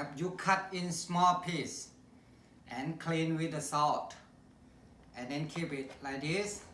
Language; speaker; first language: English; non-native, learner; Thai